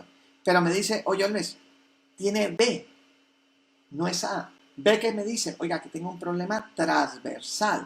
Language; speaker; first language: Spanish; native; Spanish